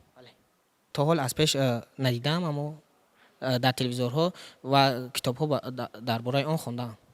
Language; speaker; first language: Tajik; native; Tajik